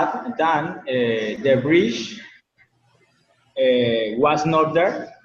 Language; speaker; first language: English; non-native, learner; Spanish